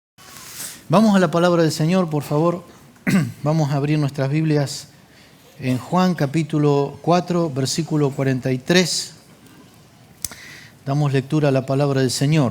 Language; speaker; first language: Spanish; native; Spanish